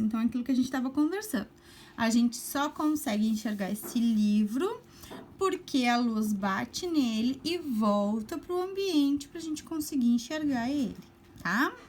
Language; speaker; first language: Portuguese; native; Portuguese